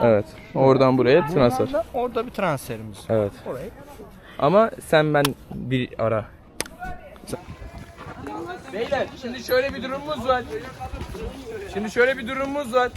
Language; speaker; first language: Turkish; native; Turkish